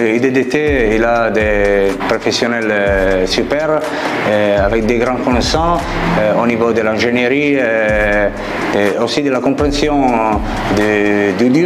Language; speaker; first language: French; non-native, fluent; Italian